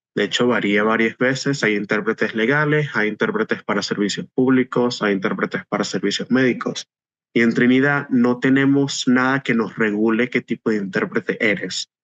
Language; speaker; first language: Spanish; native; Spanish